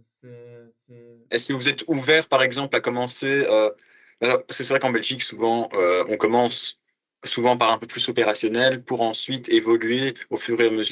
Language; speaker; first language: French; native; French